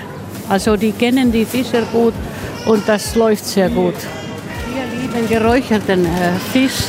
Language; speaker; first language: German; non-native, fluent; Finnish